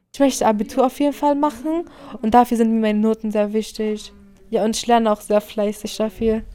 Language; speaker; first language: German; early bilingual, other home language; Persian